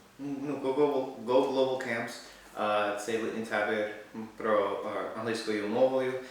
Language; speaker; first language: Ukrainian; non-native, learner; English